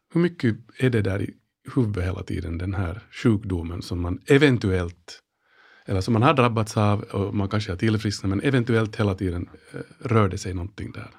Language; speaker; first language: Swedish; native; Swedish